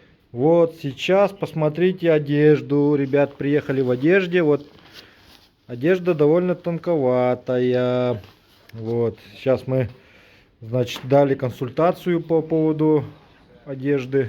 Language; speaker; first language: Russian; native; Russian